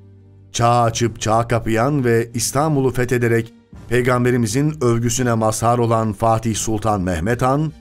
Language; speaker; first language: Turkish; native; Turkish